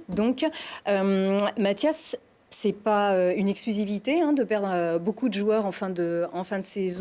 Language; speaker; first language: French; native; French